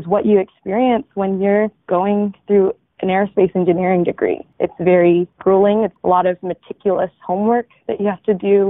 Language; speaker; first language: English; early bilingual, other home language; Bangla